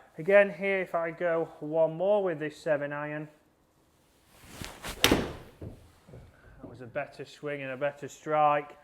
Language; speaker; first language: English; native; English